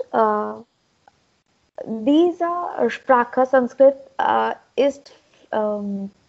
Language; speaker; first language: German; non-native, learner; Marathi